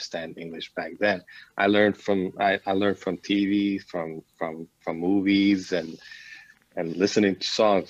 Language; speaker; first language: English; non-native, fluent; Swedish